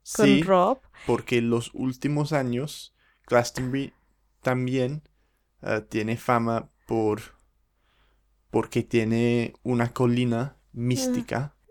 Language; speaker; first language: Spanish; non-native, fluent; English